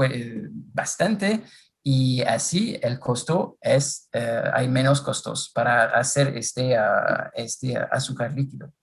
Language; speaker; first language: Spanish; non-native, fluent; French